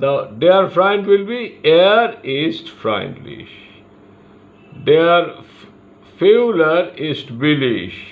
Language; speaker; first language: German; non-native, learner; Bangla